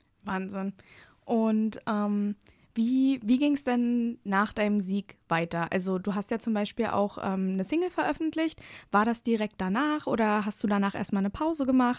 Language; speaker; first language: German; native; German